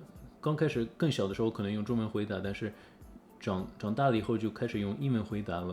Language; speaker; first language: Chinese; early bilingual, heritage; English